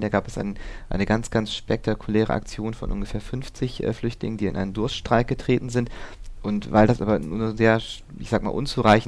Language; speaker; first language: German; native; German